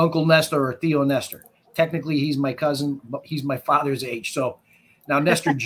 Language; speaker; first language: English; native; English